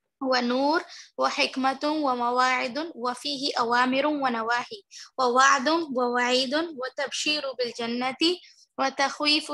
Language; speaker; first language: Arabic; non-native, learner; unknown